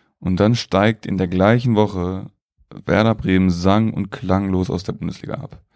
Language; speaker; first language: German; native; German